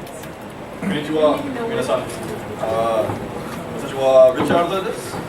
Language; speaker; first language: Japanese; non-native, learner; English